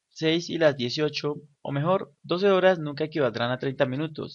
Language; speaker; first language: Spanish; native; Spanish